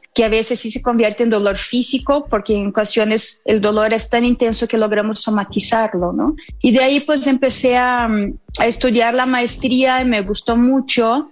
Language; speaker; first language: Spanish; non-native, fluent; Portuguese